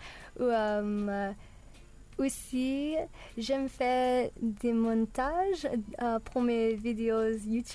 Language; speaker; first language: French; non-native, learner; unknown